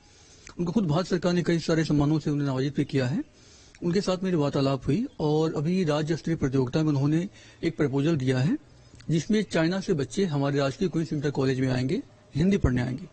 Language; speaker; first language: Hindi; native; Hindi